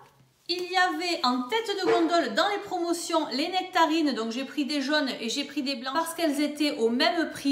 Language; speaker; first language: French; native; French